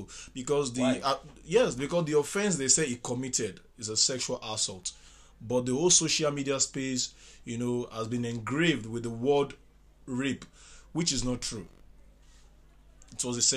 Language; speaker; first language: English; non-native, local second language; Yoruba